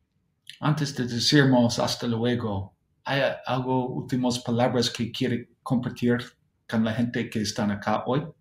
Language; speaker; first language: Spanish; non-native, fluent; English